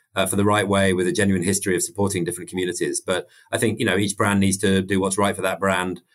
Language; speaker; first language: English; native; English